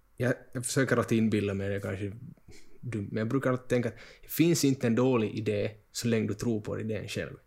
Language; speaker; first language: Swedish; native; Swedish